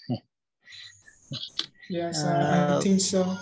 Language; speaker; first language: English; non-native, learner; Khmer